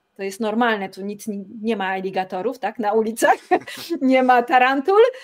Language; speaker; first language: Polish; native; Polish